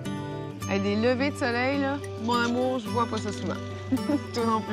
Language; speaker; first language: French; native; French